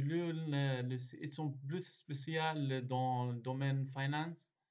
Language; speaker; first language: French; non-native, learner; Arabic